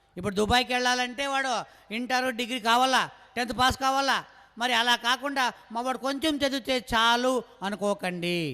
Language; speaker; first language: Telugu; non-native, local second language; Kannada